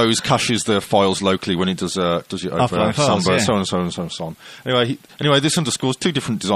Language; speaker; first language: English; native; English